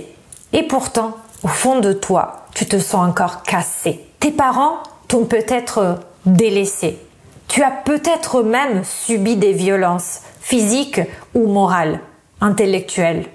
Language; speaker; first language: French; non-native, fluent; Italian